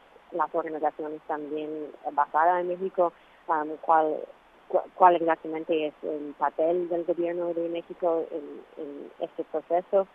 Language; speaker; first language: Spanish; non-native, fluent; English